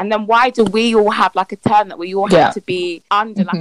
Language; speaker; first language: English; native; English